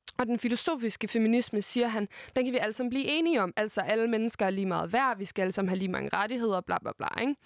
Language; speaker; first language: Danish; native; Danish